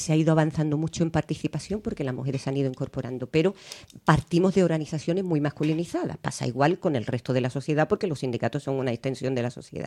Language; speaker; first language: Spanish; native; Spanish